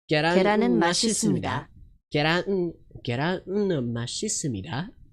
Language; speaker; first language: Korean; non-native, learner; English